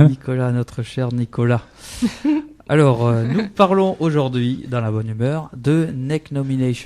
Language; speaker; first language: French; native; French